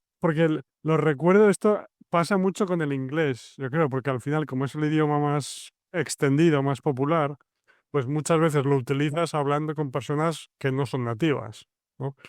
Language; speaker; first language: Spanish; native; Spanish